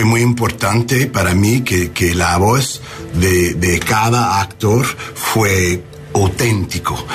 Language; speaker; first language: Spanish; non-native, learner; English